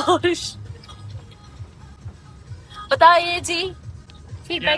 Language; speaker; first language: Hindi; non-native, local second language; Kannada